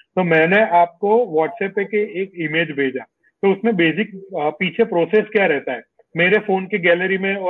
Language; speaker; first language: Hindi; non-native, local second language; Gujarati